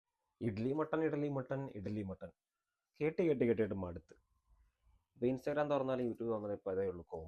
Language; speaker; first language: Malayalam; native; Malayalam